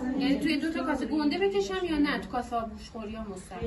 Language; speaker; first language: Persian; native; Persian